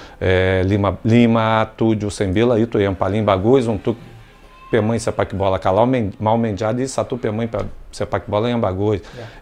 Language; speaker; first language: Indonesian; non-native, fluent; Portuguese